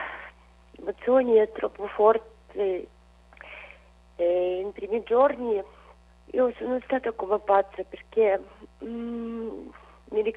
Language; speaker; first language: Italian; non-native, fluent; Russian